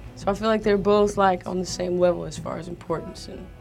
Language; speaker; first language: English; native; English